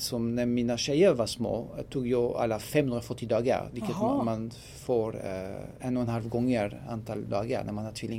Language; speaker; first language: Swedish; non-native, fluent; French